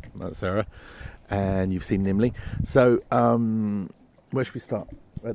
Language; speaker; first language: English; native; English